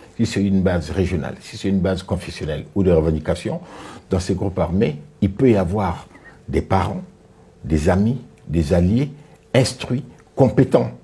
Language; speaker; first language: French; non-native, local second language; Sango